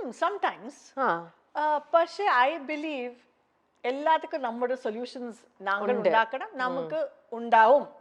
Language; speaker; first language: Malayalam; non-native, fluent; Kannada